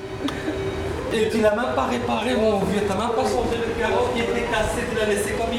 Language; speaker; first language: French; native; French